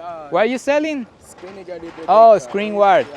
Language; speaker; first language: English; non-native, learner; Spanish